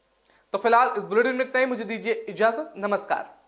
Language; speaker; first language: Hindi; native; Hindi